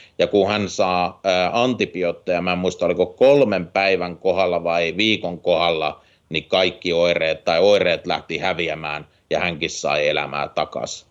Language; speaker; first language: Finnish; native; Finnish